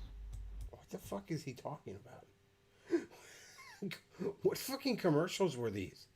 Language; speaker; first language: English; native; English